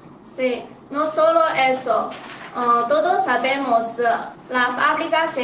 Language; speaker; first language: Spanish; non-native, learner; Chinese